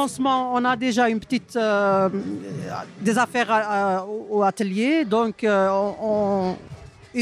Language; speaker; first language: French; non-native, fluent; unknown